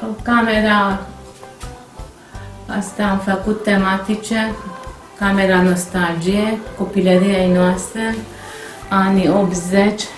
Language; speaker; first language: Romanian; non-native, local second language; Hungarian